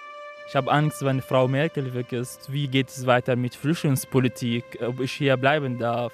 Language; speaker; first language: German; non-native, learner; Arabic